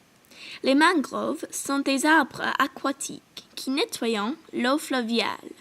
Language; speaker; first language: French; non-native, learner; English